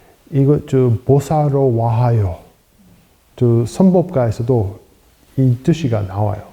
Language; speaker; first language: Korean; non-native, fluent; English